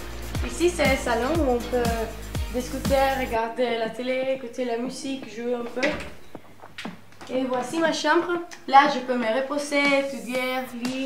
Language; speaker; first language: French; non-native, learner; Spanish